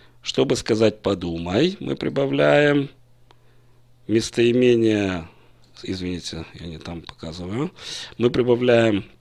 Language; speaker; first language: Russian; native; Russian